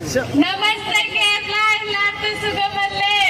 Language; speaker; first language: Malayalam; non-native, learner; Hindi